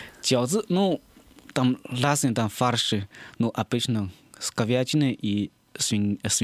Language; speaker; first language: Russian; non-native, learner; Chinese